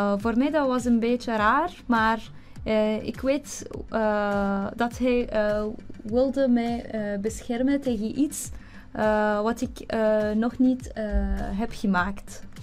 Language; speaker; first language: Dutch; non-native, learner; Arabic